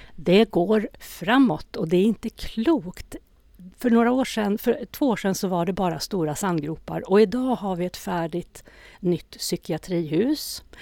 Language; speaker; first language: Swedish; native; Swedish